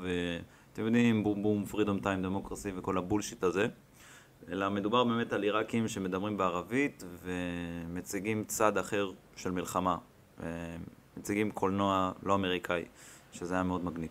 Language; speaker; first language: Hebrew; native; Hebrew